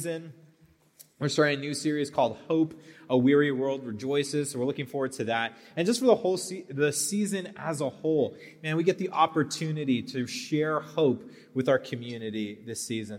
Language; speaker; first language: English; native; English